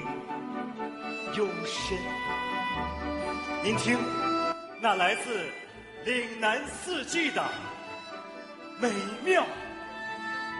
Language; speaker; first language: Chinese; native; Chinese